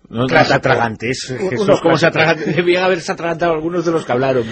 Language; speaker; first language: Spanish; native; Spanish